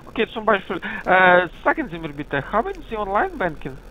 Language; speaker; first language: German; non-native, fluent; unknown